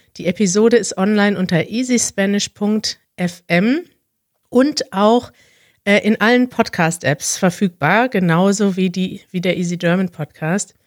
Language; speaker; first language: German; native; German